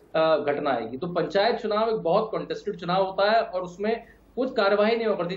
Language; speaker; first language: Hindi; native; Hindi